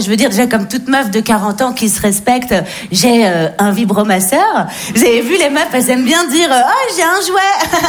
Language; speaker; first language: French; native; French